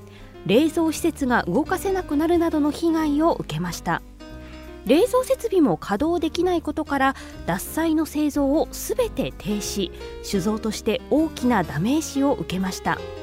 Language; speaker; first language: Japanese; native; Japanese